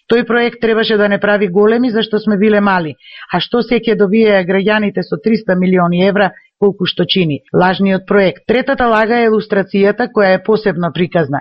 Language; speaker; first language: Macedonian; native; Macedonian